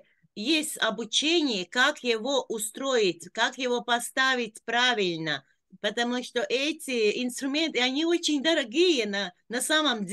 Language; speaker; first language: Russian; non-native, local second language; Latvian